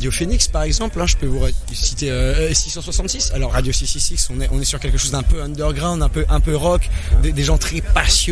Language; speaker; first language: French; native; French